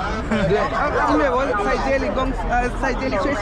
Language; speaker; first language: Chinese; non-native, learner; Malayalam